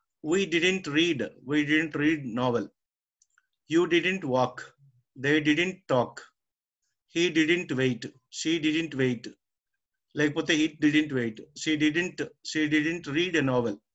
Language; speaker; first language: English; non-native, local second language; Telugu